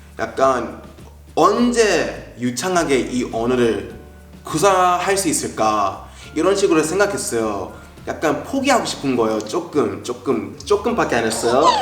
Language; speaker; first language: Korean; non-native, fluent; English